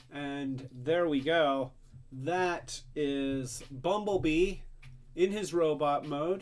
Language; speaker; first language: English; native; English